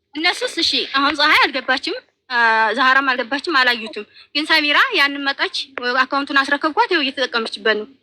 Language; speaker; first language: Amharic; native; Amharic